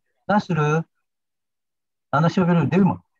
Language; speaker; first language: Turkish; non-native, learner; Japanese